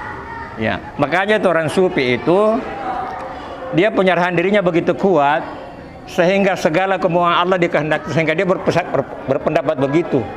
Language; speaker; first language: Indonesian; native; Indonesian